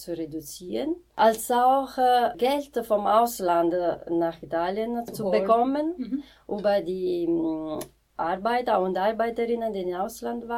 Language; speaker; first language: German; non-native, fluent; Italian